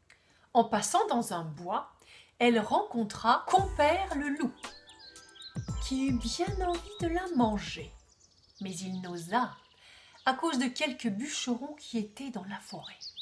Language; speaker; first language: French; native; French